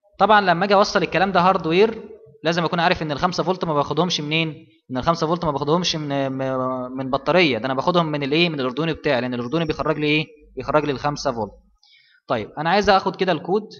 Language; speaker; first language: Arabic; native; Arabic